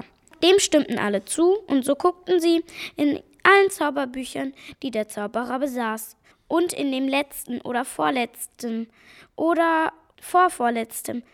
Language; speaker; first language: German; native; German